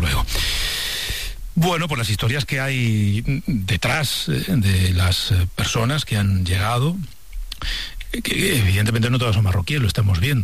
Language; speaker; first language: Spanish; native; Spanish